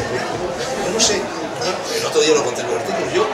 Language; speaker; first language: Spanish; native; Spanish